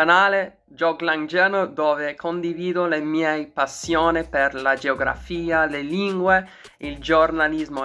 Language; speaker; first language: Italian; non-native, learner; English